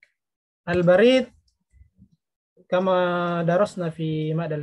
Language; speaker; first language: Arabic; non-native, fluent; Indonesian